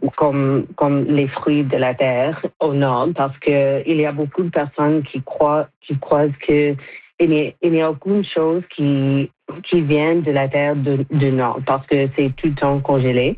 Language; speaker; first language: French; non-native, fluent; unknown